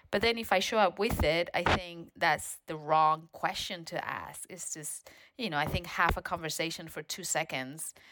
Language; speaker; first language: English; non-native, fluent; Spanish